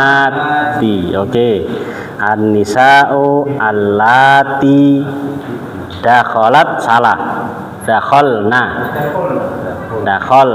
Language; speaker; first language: Arabic; non-native, learner; Indonesian